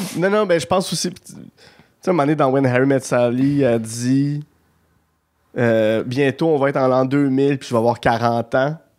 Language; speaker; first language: French; native; French